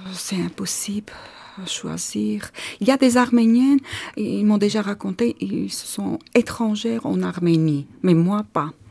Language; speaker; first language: French; non-native, fluent; Armenian